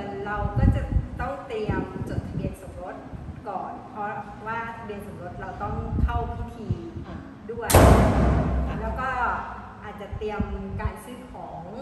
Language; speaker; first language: Thai; native; Thai